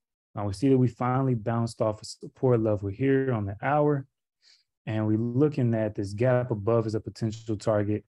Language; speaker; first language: English; native; English